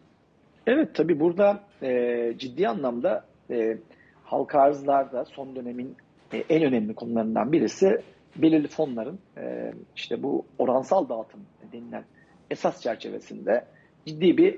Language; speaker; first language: Turkish; native; Turkish